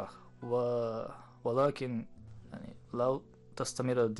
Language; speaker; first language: Arabic; non-native, learner; Japanese